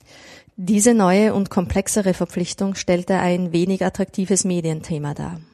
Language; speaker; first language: German; native; German